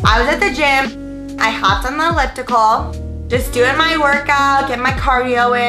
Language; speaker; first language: English; native; English